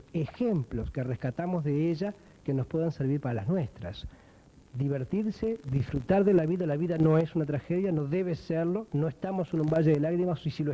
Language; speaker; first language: Spanish; native; Spanish